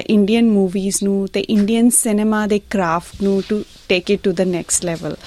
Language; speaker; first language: Punjabi; native; Punjabi